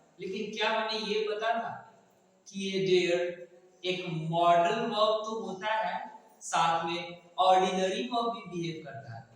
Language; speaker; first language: Hindi; native; Hindi